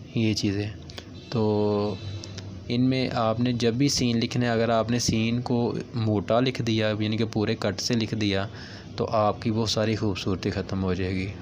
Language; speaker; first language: Urdu; non-native, local second language; Punjabi